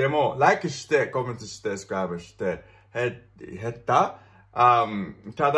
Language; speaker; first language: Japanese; non-native, learner; English